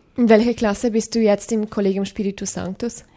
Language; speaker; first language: German; native; German